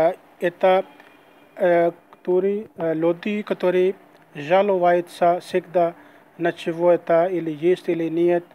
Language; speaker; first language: Russian; non-native, learner; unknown